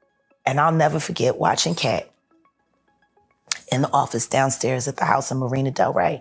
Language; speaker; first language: English; native; English